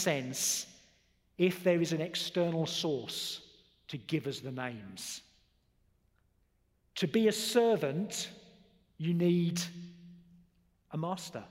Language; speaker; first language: English; native; English